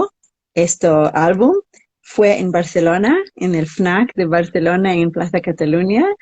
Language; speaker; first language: Spanish; non-native, learner; English